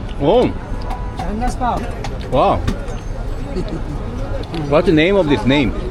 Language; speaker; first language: English; non-native, learner; Korean